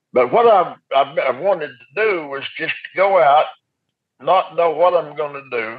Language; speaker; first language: English; native; English